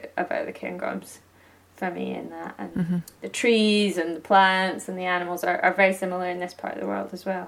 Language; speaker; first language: English; native; English